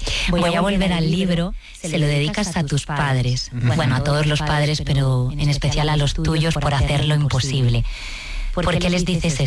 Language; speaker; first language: Spanish; native; Spanish